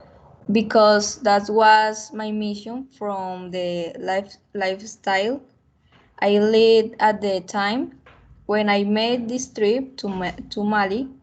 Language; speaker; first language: English; non-native, learner; Spanish